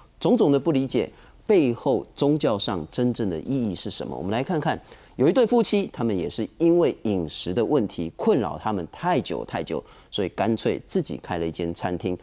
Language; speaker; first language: Chinese; native; Chinese